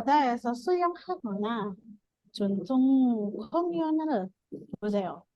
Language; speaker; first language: Korean; non-native, learner; Indonesian